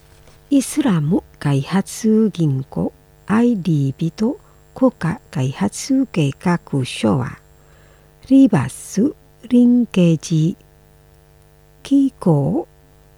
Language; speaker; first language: Japanese; non-native, fluent; Indonesian